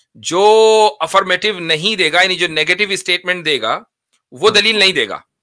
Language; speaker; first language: Hindi; native; Hindi